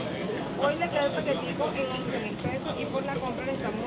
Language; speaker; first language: Spanish; native; Spanish